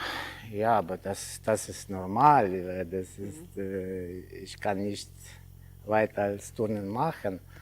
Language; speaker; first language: German; non-native, learner; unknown